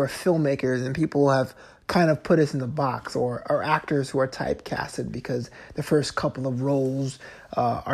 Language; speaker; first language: English; native; English